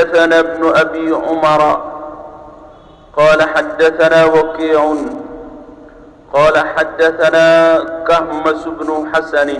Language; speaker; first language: Arabic; non-native, fluent; Sasak